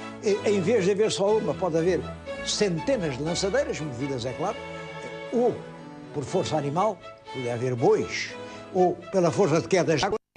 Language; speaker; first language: Portuguese; native; Portuguese